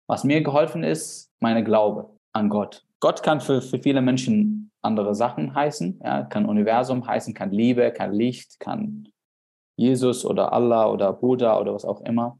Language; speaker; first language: German; non-native, fluent; Arabic